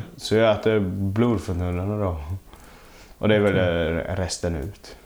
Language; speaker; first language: Swedish; early bilingual, other home language; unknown